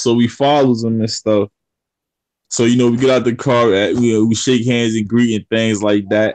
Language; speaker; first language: English; native; English